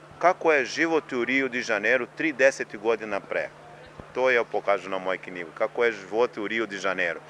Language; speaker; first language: Serbian; non-native, learner; Portuguese